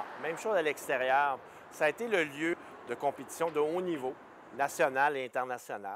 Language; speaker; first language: French; native; French